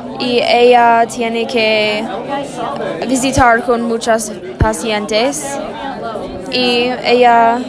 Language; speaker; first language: Spanish; non-native, learner; English